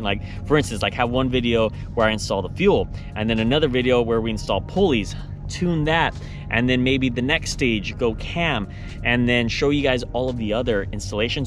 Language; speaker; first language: English; native; English